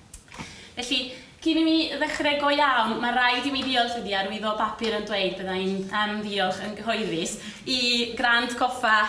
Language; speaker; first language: Welsh; non-native, fluent; Spanish